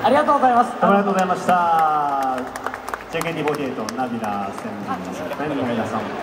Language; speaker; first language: Japanese; native; Japanese